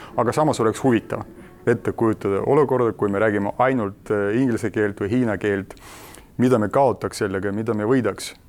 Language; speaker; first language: Estonian; non-native, local second language; Russian